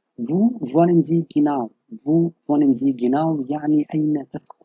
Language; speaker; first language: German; non-native, fluent; Arabic